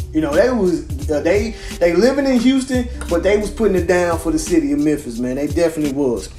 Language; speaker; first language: English; native; English